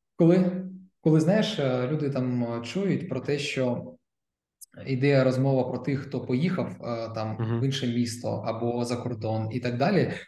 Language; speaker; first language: Ukrainian; non-native, local second language; Russian